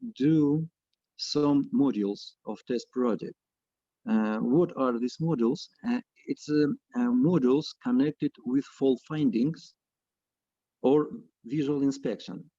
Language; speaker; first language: English; non-native, fluent; Russian